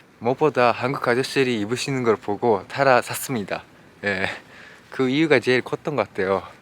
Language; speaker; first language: Korean; non-native, fluent; Japanese